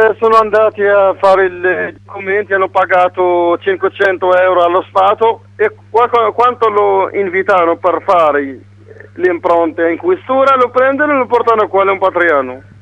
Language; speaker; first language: Italian; non-native, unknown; Arabic